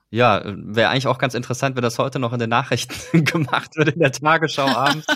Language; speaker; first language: German; native; German